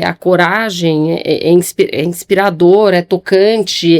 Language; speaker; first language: Portuguese; native; Portuguese